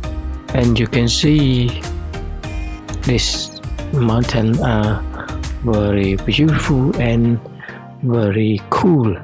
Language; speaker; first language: English; non-native, learner; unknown